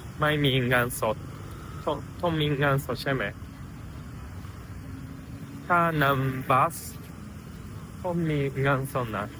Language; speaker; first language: Thai; non-native, learner; Japanese